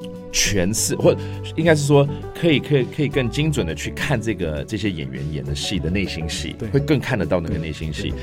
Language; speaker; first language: Chinese; early bilingual, heritage; Chinese